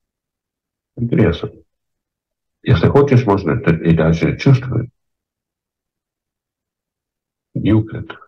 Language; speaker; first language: Russian; non-native, fluent; English